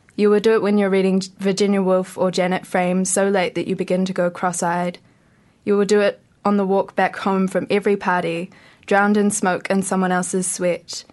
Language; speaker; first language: English; native; English